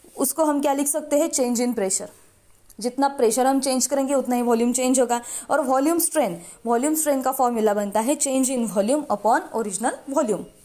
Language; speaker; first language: Hindi; non-native, local second language; Marathi